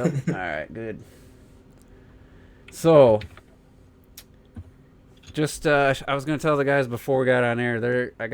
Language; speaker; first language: English; native; English